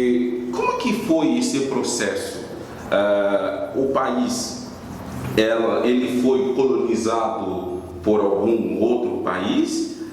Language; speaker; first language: Portuguese; non-native, fluent; Haitian Creole